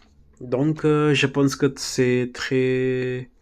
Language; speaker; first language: French; non-native, learner; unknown